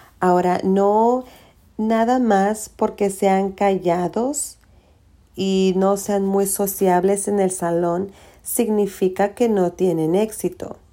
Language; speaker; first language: Spanish; early bilingual, heritage; Spanish